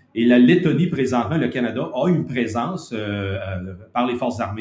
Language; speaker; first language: French; native; French